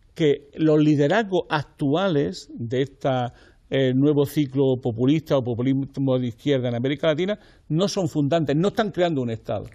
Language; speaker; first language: Spanish; native; Spanish